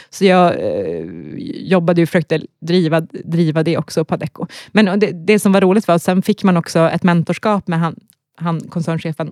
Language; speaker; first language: Swedish; native; Swedish